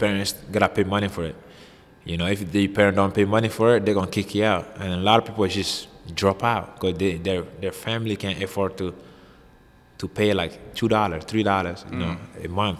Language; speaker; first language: English; non-native, fluent; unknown